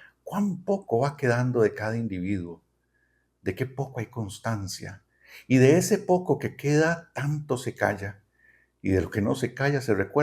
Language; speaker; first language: Spanish; native; Spanish